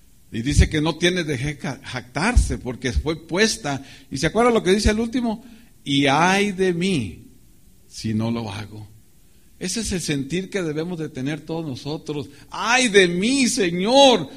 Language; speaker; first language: Spanish; native; Spanish